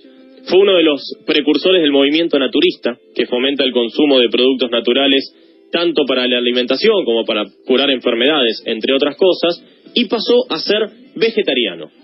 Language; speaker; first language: Spanish; native; Spanish